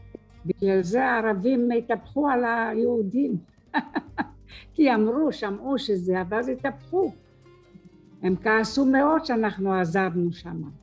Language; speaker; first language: Hebrew; early bilingual, other home language; French